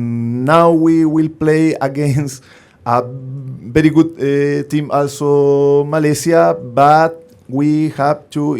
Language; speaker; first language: English; non-native, learner; Spanish